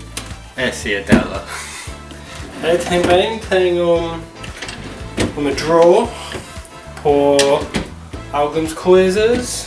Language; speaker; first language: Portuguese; non-native, learner; English